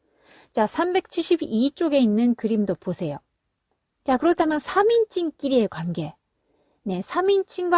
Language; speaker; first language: Korean; non-native, fluent; Japanese